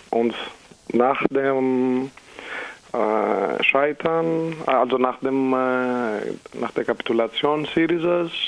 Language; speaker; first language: German; non-native, fluent; Greek